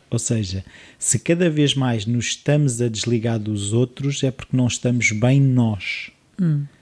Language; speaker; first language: Portuguese; native; Portuguese